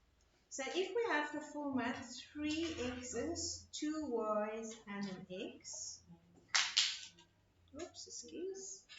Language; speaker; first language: English; non-native, local second language; Afrikaans